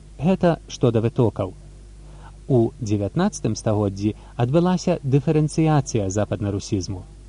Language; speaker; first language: Belarusian; native; Belarusian